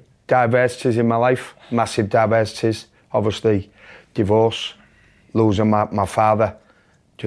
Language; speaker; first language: English; native; English